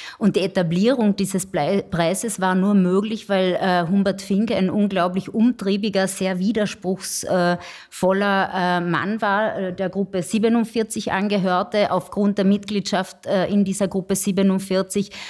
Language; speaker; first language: German; native; German